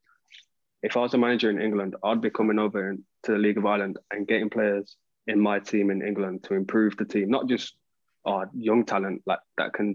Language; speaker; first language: English; native; English